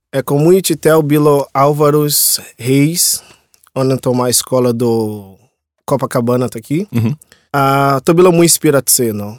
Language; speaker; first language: Czech; non-native, learner; Portuguese